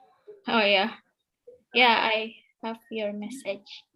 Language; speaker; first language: English; non-native, fluent; Indonesian